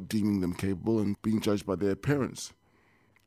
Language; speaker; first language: English; native; English